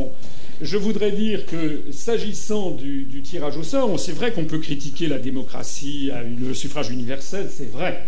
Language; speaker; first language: French; native; French